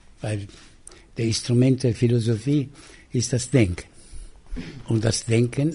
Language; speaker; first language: German; non-native, fluent; Italian